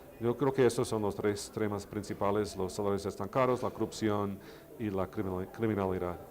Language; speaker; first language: Spanish; non-native, fluent; English